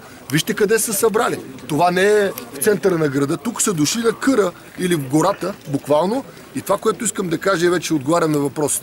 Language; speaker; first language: Bulgarian; native; Bulgarian